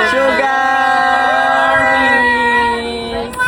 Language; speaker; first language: English; non-native, local second language; Filipino